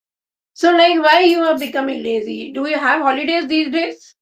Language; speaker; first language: English; non-native, local second language; Hindi